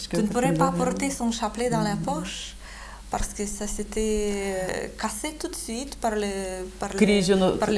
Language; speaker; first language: French; non-native, fluent; Lithuanian